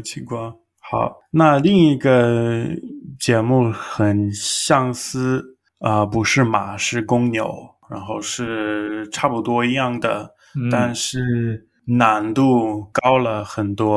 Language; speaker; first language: Chinese; non-native, learner; English